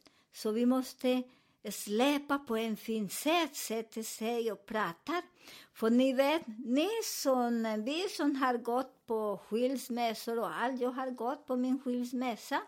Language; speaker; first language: Swedish; non-native, learner; Spanish